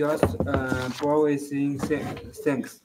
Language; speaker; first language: English; non-native, learner; Chinese